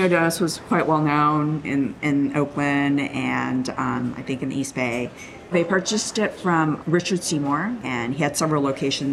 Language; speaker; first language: English; native; English